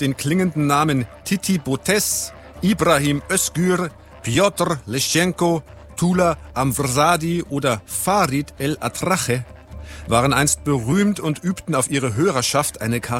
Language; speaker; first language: German; native; German